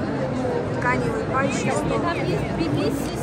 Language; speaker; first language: Russian; native; Russian